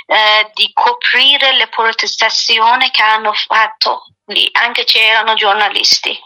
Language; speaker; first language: Italian; non-native, learner; Persian